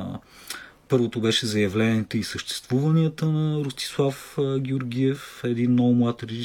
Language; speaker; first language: Bulgarian; native; Bulgarian